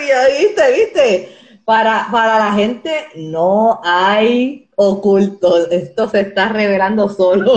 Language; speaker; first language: Spanish; native; Spanish